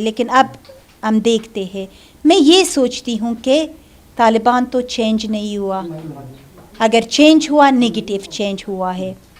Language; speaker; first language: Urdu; non-native, fluent; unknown